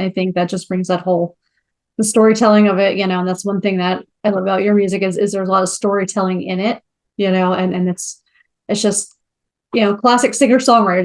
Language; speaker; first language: English; native; English